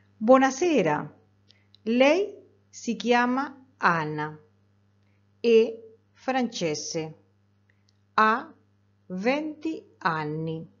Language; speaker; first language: Italian; non-native, fluent; Spanish